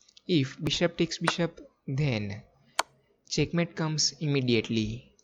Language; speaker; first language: English; non-native, fluent; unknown